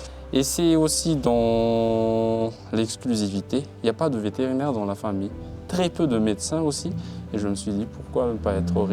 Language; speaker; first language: French; non-native, local second language; Malagasy